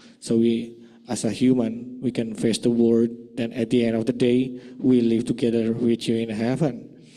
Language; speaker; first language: English; non-native, fluent; Indonesian